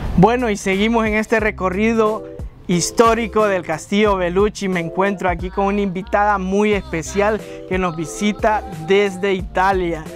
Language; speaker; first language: Spanish; native; Spanish